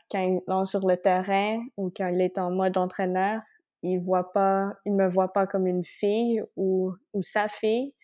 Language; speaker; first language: French; non-native, local second language; Spanish